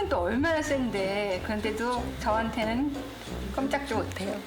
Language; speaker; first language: Korean; native; Korean